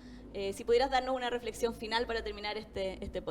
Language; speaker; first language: Spanish; native; Spanish